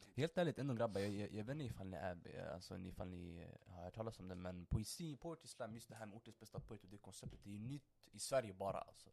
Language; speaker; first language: Swedish; early bilingual, other home language; Somali